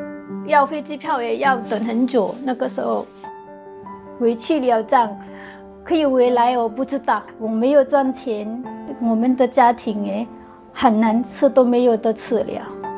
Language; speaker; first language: Chinese; non-native, fluent; Burmese